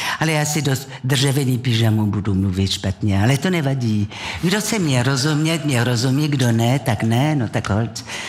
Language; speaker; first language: Czech; non-native, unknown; French